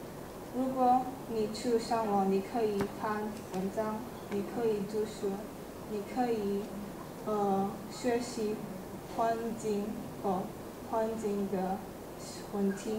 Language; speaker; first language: Chinese; non-native, learner; Indonesian